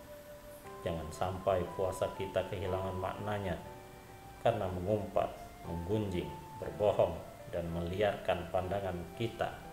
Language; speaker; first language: Indonesian; native; Indonesian